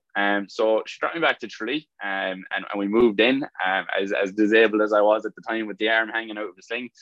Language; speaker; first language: English; native; English